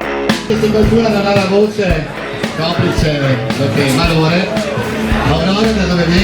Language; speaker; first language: Italian; native; Italian